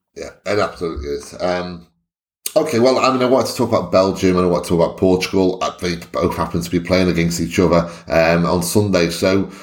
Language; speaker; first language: English; native; English